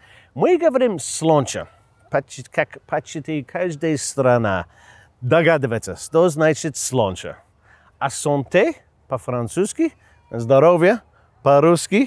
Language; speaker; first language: Russian; non-native, learner; English